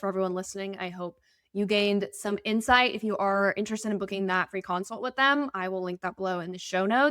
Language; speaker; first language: English; native; English